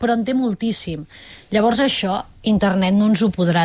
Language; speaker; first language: Catalan; native; Catalan